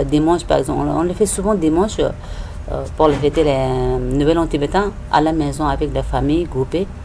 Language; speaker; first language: French; non-native, learner; Tibetan